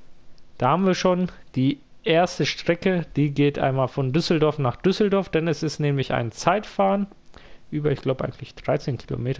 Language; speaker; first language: German; native; German